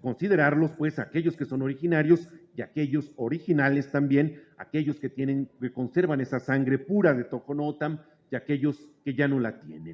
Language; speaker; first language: Spanish; native; Spanish